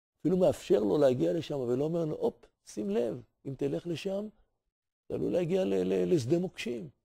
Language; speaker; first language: Hebrew; native; Hebrew